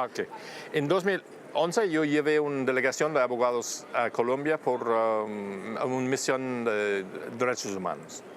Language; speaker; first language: Spanish; non-native, fluent; English